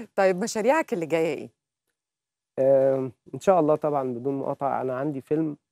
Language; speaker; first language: Arabic; native; Arabic